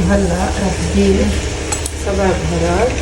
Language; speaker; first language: Arabic; native; Arabic